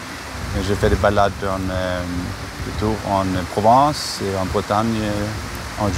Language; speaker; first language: French; non-native, fluent; Swedish